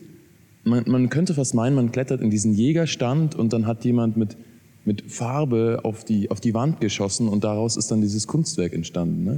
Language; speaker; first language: German; native; German